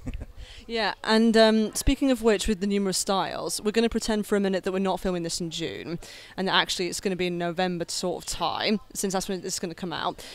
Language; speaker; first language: English; native; English